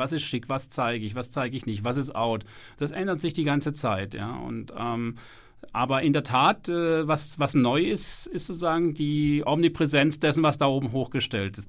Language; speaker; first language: German; native; German